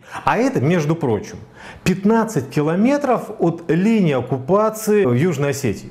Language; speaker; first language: Russian; native; Russian